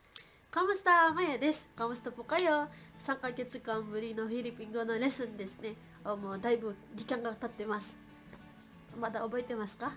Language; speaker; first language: Japanese; non-native, fluent; Filipino